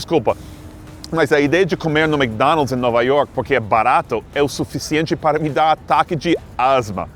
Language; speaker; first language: Portuguese; non-native, fluent; English